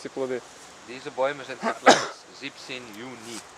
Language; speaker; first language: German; non-native, learner; Dutch